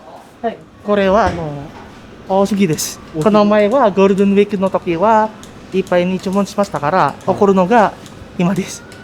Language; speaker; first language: Japanese; non-native, learner; Indonesian